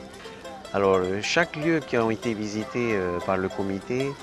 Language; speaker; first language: French; native; French